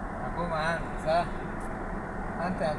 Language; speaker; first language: Arabic; non-native, learner; Urdu